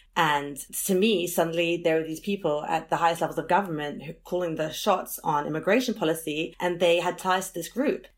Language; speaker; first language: English; native; English